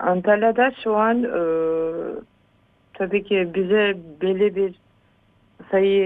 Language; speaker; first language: Turkish; non-native, fluent; Uyghur